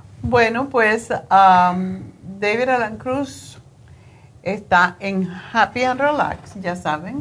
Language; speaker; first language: Spanish; non-native, fluent; English